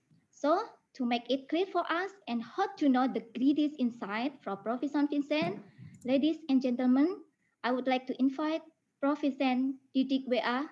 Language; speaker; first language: English; non-native, fluent; Indonesian